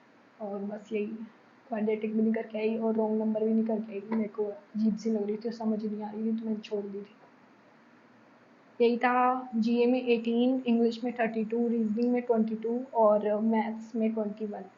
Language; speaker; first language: Hindi; native; Hindi